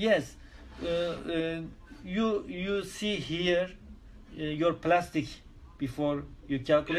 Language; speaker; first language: English; non-native, learner; Turkish